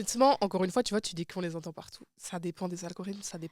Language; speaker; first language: French; native; French